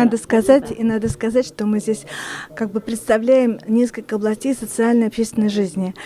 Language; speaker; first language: Russian; native; Russian